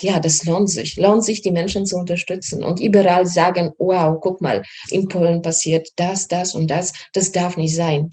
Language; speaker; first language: German; non-native, fluent; Polish